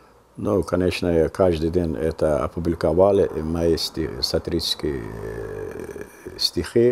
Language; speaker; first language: Russian; non-native, local second language; Azerbaijani